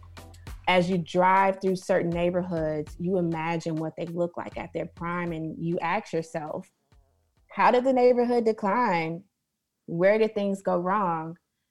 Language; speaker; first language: English; native; English